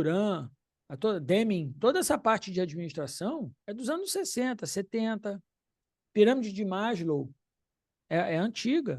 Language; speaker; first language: Portuguese; native; Portuguese